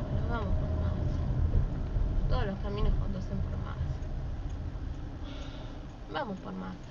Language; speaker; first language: Spanish; native; Spanish